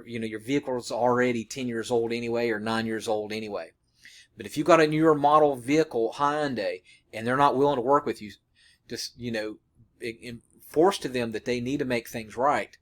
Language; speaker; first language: English; native; English